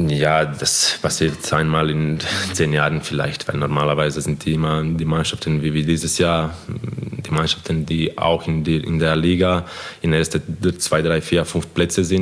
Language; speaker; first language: German; non-native, fluent; Croatian